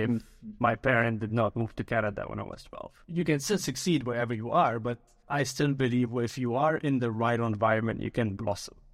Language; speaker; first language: English; early bilingual, other home language; Arabic